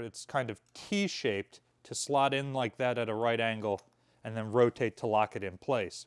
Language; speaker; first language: English; native; English